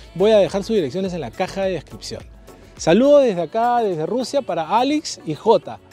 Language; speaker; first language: Spanish; native; Spanish